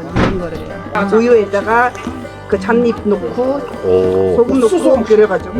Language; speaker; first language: Korean; non-native, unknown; Mongolian